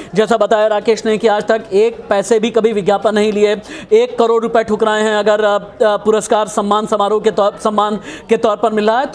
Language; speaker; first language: Hindi; native; Hindi